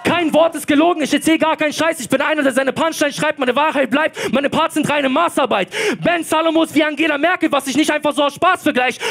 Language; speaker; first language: German; early bilingual, other home language; Polish